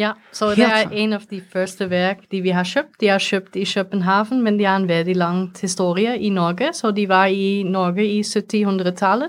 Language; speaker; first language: Swedish; non-native, fluent; Dutch